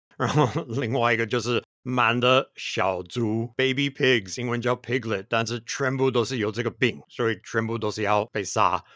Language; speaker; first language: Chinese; non-native, fluent; English